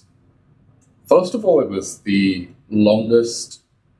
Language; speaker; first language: English; native; English